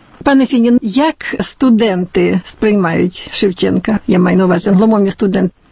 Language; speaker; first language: Ukrainian; native; Ukrainian